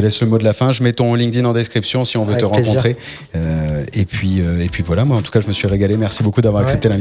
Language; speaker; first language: French; native; French